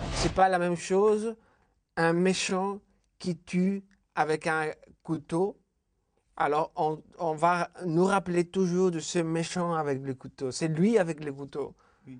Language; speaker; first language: French; non-native, fluent; Spanish